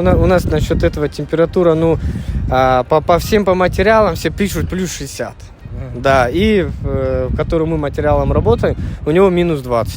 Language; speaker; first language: Russian; native; Russian